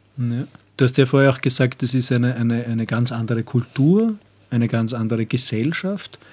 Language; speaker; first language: German; native; German